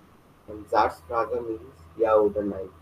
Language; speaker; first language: German; non-native, fluent; Hindi